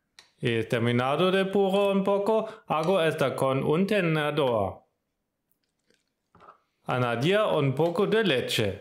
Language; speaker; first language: Spanish; non-native, learner; German